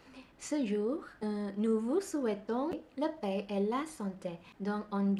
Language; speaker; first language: French; non-native, learner; Malay